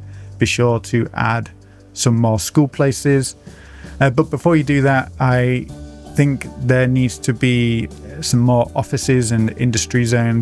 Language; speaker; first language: English; native; English